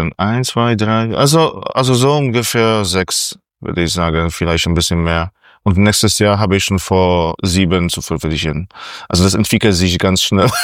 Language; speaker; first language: German; non-native, fluent; Polish